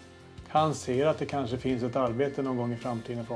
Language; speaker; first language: Swedish; native; Swedish